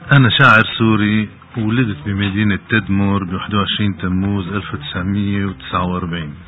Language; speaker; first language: Arabic; native; Arabic